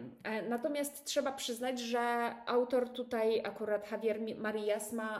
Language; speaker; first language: Polish; native; Polish